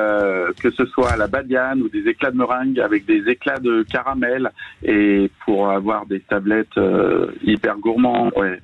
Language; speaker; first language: French; native; French